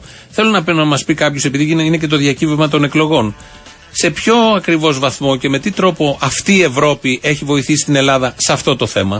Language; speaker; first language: Greek; native; Greek